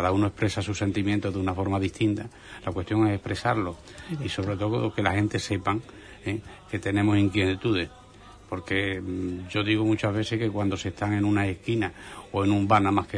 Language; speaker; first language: Spanish; native; Spanish